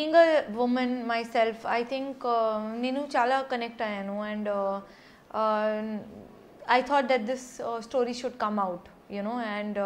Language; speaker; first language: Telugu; non-native, learner; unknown